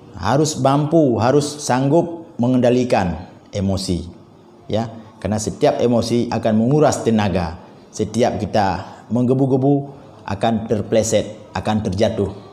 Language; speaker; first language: Indonesian; non-native, local second language; Achinese